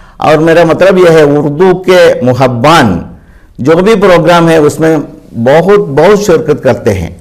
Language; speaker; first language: Urdu; non-native, local second language; Malayalam